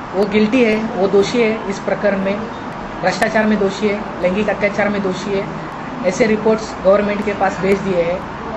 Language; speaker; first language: Hindi; non-native, local second language; Marathi